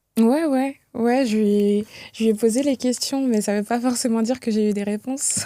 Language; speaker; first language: French; early bilingual, other home language; Kinyarwanda